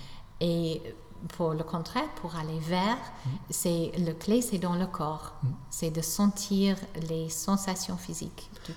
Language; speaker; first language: French; non-native, fluent; English